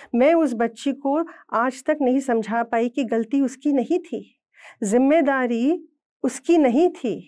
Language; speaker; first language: Hindi; native; Hindi